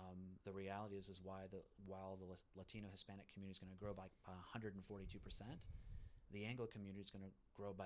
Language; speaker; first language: English; early bilingual, other home language; Spanish